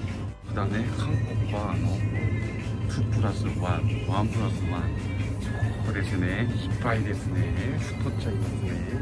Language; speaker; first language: Japanese; non-native, learner; Korean